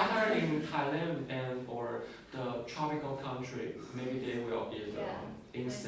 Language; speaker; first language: English; non-native, learner; Chinese